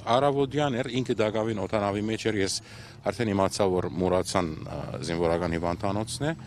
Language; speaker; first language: Armenian; early bilingual, heritage; Armenian